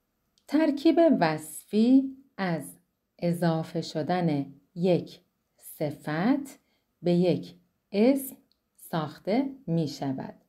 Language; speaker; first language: Persian; non-native, fluent; Turkish